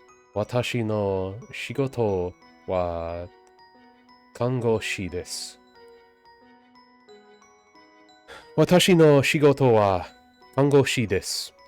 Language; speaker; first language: Japanese; non-native, learner; English